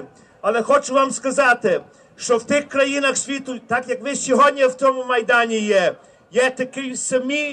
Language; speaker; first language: Ukrainian; early bilingual, heritage; Ukrainian